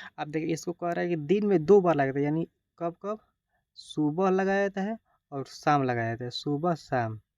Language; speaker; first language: Hindi; native; Hindi